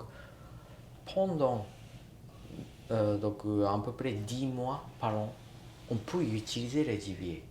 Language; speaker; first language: French; non-native, learner; Japanese